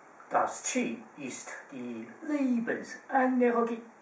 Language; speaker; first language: German; non-native, fluent; Chinese